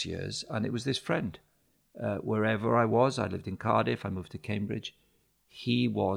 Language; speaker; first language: English; native; English